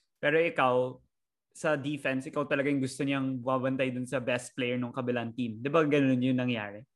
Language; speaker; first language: Filipino; native; Filipino